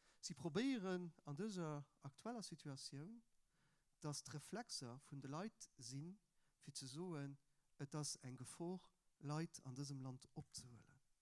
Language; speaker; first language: Luxembourgish; native; Luxembourgish